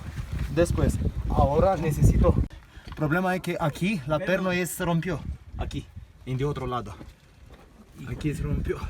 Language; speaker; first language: Spanish; non-native, learner; Romanian